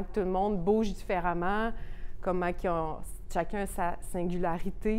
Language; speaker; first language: French; native; French